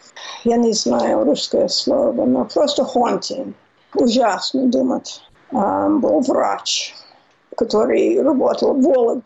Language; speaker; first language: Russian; non-native, fluent; English